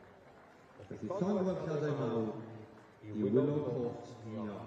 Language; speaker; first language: Welsh; native; Welsh